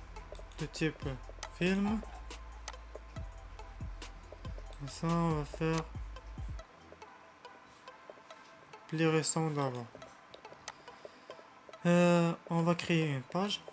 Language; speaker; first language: French; non-native, learner; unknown